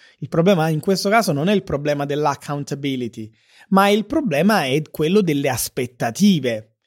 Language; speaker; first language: Italian; native; Italian